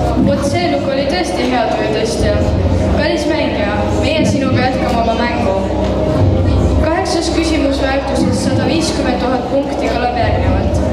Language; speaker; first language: Estonian; native; Estonian